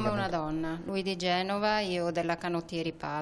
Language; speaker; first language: Italian; native; Italian